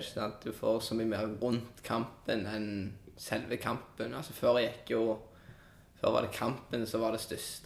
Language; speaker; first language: Norwegian; native; Norwegian